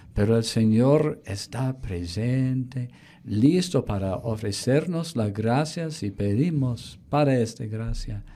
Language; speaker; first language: Spanish; non-native, fluent; English